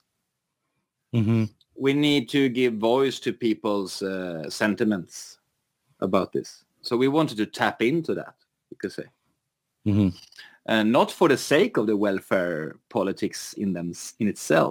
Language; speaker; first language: English; non-native, fluent; Swedish